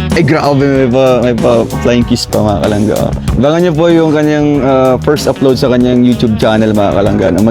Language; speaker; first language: Filipino; non-native, local second language; Cebuano